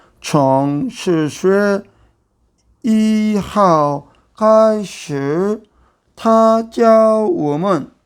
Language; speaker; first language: Chinese; non-native, learner; Korean